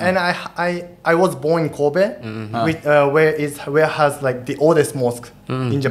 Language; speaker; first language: English; non-native, fluent; Japanese